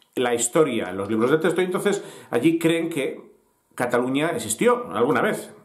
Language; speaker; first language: Spanish; native; Spanish